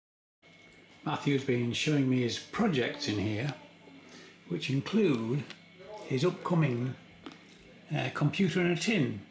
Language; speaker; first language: English; native; English